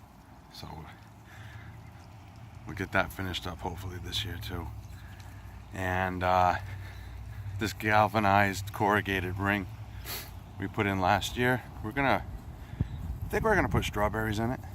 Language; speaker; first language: English; native; English